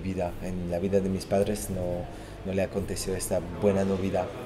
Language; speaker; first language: Spanish; non-native, fluent; Portuguese